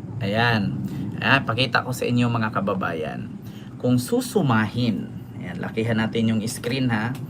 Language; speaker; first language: Filipino; native; Filipino